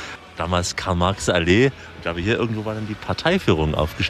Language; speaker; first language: German; native; German